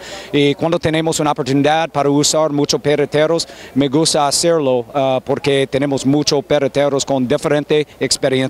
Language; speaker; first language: Spanish; non-native, fluent; English